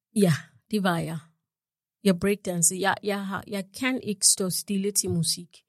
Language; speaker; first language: Danish; non-native, fluent; English